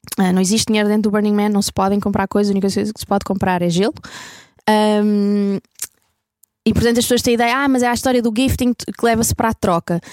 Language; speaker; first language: Portuguese; native; Portuguese